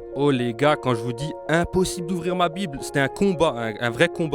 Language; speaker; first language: French; native; French